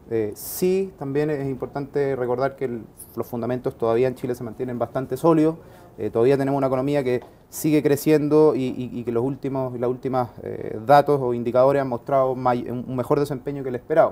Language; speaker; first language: Spanish; native; Spanish